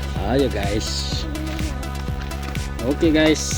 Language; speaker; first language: Malay; native; Malay